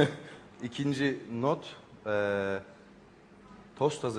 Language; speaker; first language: Turkish; native; Turkish